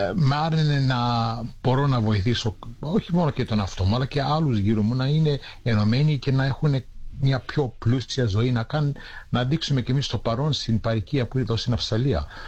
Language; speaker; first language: Greek; early bilingual, heritage; Greek